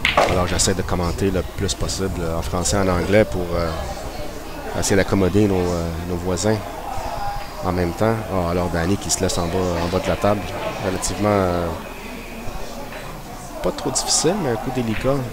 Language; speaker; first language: French; native; French